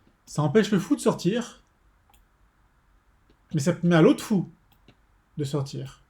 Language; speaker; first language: French; native; French